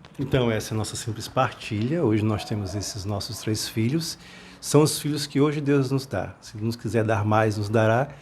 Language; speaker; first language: Portuguese; native; Portuguese